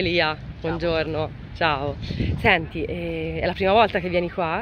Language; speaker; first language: Italian; native; Italian